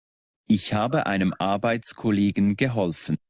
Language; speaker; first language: German; non-native, learner; Spanish